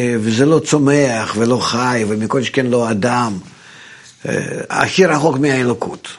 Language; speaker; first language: Hebrew; non-native, fluent; Russian